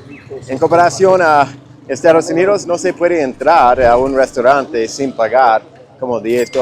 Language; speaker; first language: Spanish; non-native, fluent; English